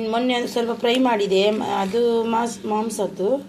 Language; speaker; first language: Kannada; non-native, local second language; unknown